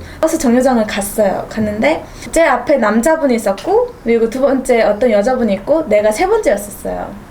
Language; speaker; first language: Korean; native; Korean